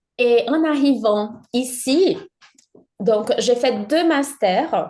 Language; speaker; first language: French; non-native, fluent; Portuguese